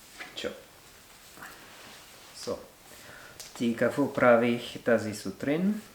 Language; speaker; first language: Bulgarian; non-native, learner; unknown